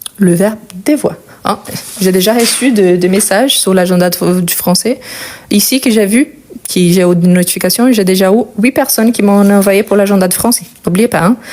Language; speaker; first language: French; non-native, fluent; Portuguese